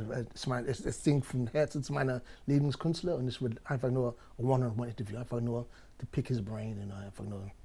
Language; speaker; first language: English; native; English